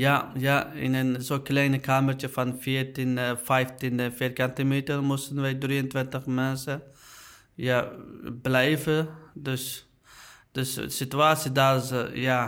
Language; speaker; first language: Dutch; non-native, learner; Uyghur